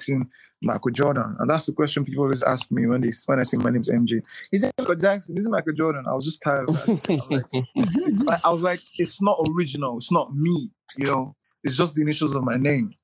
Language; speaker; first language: English; non-native, local second language; Igbo